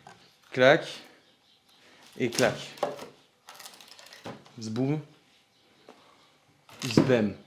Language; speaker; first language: French; native; French